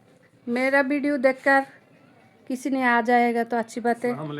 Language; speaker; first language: Hindi; non-native, learner; Bangla